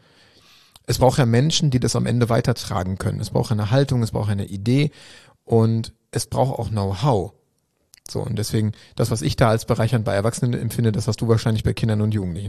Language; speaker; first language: German; native; German